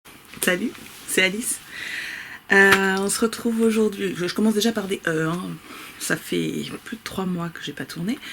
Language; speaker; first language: French; native; French